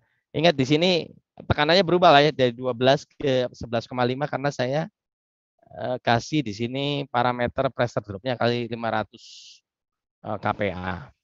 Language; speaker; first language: Indonesian; native; Indonesian